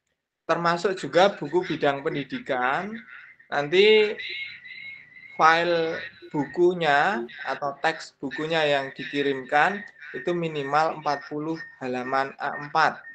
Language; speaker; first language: Indonesian; native; Indonesian